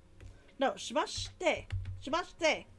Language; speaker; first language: Japanese; non-native, learner; English